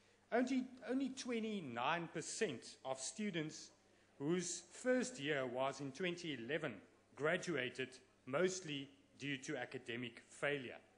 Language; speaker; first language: English; non-native, local second language; Afrikaans